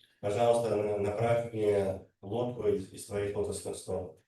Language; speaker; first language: Russian; native; Russian